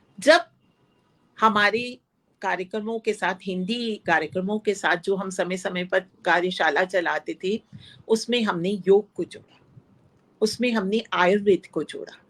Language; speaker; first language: Hindi; non-native, local second language; Punjabi